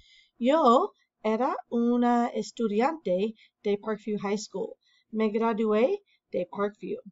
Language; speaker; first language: Spanish; non-native, fluent; English